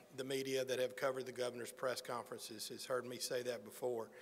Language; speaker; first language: English; native; English